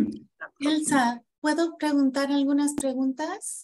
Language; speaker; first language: Spanish; non-native, fluent; English